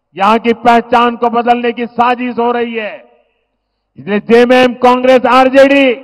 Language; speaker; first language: Hindi; native; Hindi